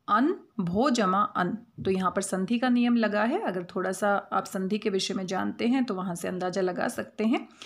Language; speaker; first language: Hindi; native; Hindi